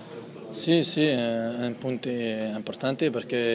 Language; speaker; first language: Italian; non-native, learner; French